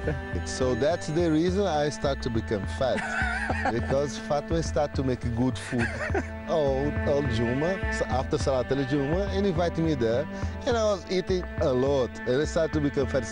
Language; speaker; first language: English; non-native, learner; Portuguese